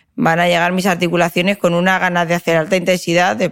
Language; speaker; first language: Spanish; native; Spanish